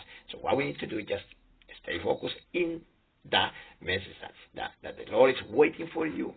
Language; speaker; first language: English; non-native, fluent; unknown